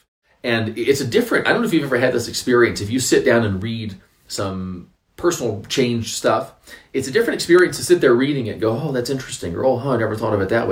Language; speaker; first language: English; native; English